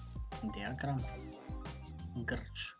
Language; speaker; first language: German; non-native, fluent; Macedonian